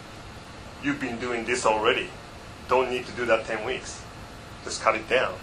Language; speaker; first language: English; non-native, fluent; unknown